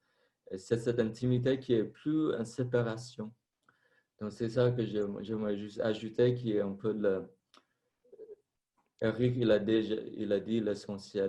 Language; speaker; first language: French; non-native, fluent; Vietnamese